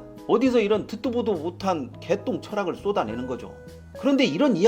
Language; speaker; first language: Korean; native; Korean